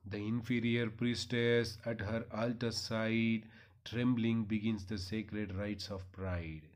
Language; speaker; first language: English; non-native, local second language; Kannada